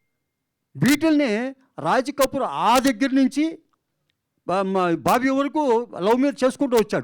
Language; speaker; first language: Telugu; native; Telugu